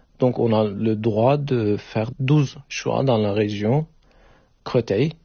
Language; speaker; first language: French; non-native, learner; Turkish